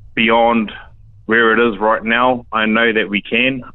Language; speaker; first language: English; native; English